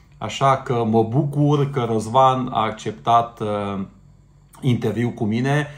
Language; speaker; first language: Romanian; non-native, local second language; Hungarian